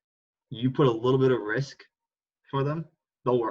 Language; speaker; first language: English; native; English